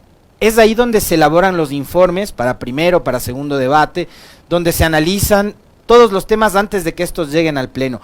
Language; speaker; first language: Spanish; native; Spanish